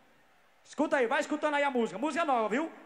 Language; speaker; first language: Portuguese; native; Portuguese